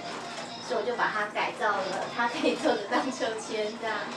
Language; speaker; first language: Chinese; native; Chinese